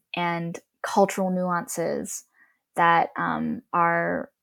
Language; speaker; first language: English; native; English